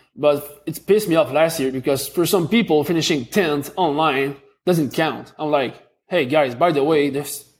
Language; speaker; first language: English; native; English